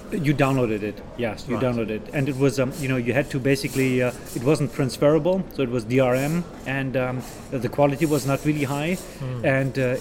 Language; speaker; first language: English; non-native, fluent; German